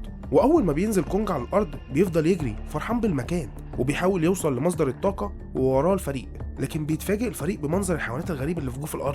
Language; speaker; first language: Arabic; native; Arabic